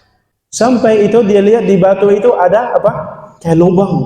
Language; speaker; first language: Indonesian; non-native, fluent; Dutch